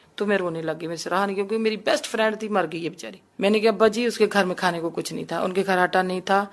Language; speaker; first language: Urdu; non-native, local second language; Punjabi